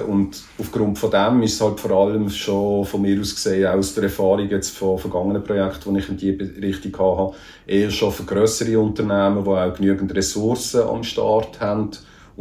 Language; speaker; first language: German; native; German